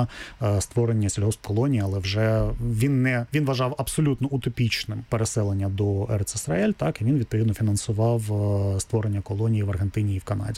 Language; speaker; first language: Ukrainian; native; Ukrainian